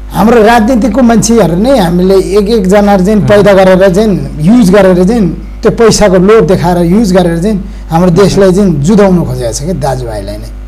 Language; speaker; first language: Nepali; non-native, local second language; Eastern Tamang